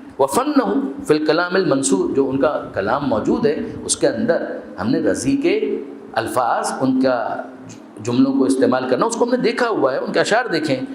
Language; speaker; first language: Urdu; non-native, local second language; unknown